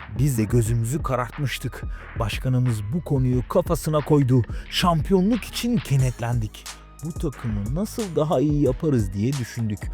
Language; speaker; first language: Turkish; native; Turkish